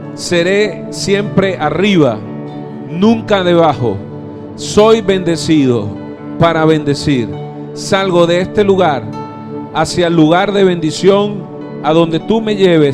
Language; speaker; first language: Spanish; native; Spanish